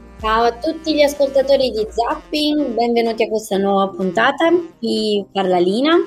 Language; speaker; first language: Italian; native; Italian